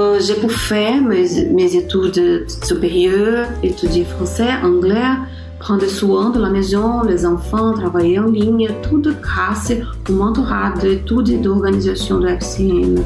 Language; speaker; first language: French; non-native, learner; Portuguese